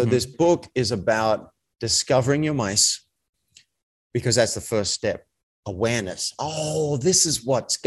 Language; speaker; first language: English; native; English